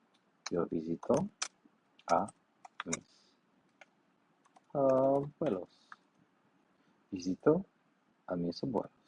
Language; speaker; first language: Spanish; non-native, learner; English